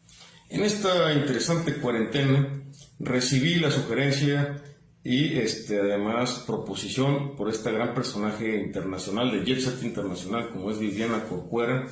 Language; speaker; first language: Spanish; native; Spanish